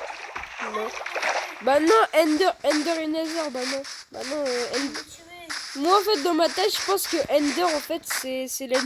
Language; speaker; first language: French; native; French